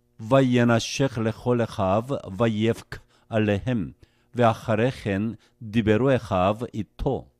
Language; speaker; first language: Hebrew; non-native, fluent; Korean